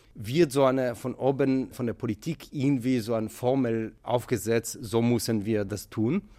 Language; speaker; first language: German; non-native, fluent; Hebrew